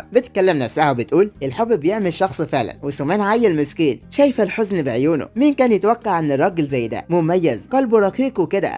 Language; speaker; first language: Arabic; native; Arabic